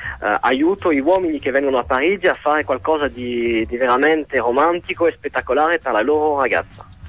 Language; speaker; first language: Italian; non-native, fluent; French